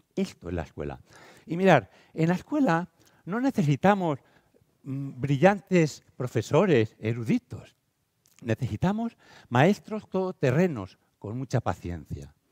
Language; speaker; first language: Spanish; native; Spanish